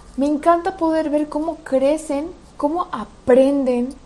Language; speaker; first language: Spanish; early bilingual, other home language; Russian